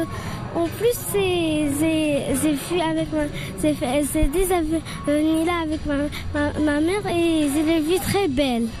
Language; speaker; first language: French; non-native, learner; Arabic